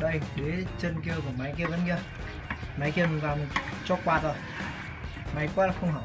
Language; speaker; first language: Vietnamese; native; Vietnamese